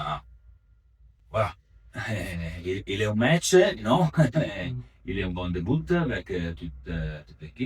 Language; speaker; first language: French; non-native, learner; Italian